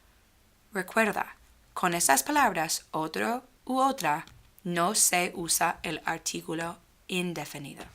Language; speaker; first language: Spanish; non-native, fluent; English